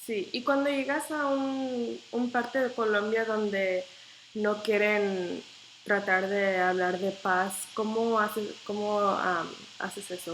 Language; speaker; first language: Spanish; non-native, learner; English